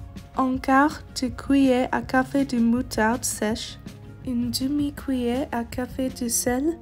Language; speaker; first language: French; non-native, learner; English